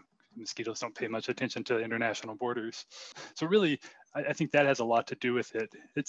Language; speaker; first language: English; native; English